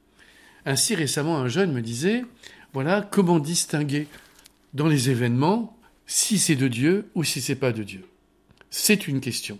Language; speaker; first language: French; native; French